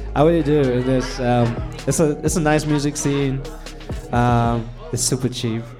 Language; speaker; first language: English; non-native, fluent; German